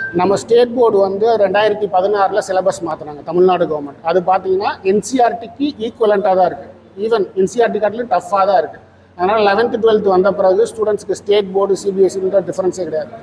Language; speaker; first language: Tamil; native; Tamil